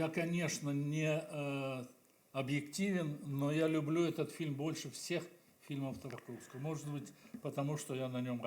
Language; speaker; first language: Russian; native; Russian